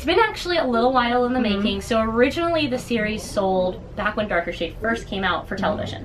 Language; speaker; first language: English; native; English